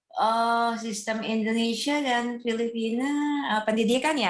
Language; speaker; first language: Indonesian; non-native, fluent; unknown